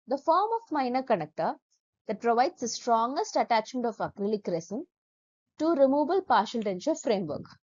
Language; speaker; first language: English; non-native, local second language; Malayalam